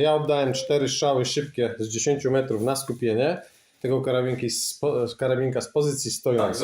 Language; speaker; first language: Polish; native; Polish